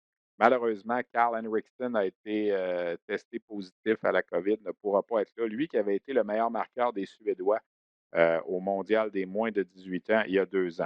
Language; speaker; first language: French; native; French